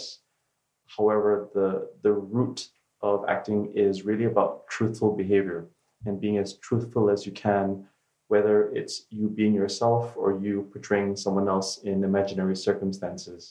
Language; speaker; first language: English; native; English